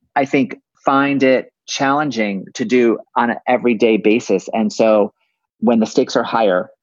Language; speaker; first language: English; native; English